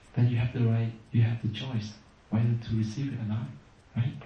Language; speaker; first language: English; non-native, fluent; Vietnamese